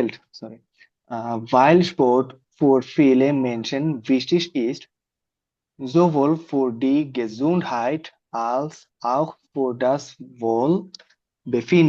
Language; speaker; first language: German; non-native, learner; Bangla